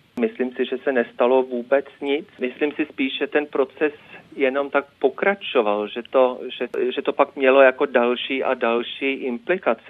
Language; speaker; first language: Czech; non-native, fluent; Norwegian